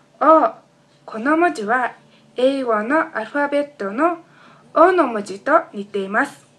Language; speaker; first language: Japanese; non-native, fluent; Mongolian